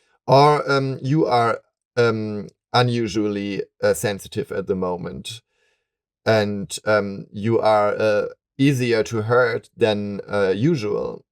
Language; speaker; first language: English; non-native, fluent; German